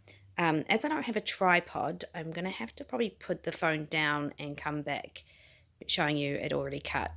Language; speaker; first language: English; native; English